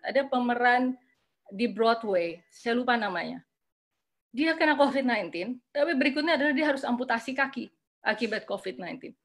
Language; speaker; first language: Indonesian; native; Indonesian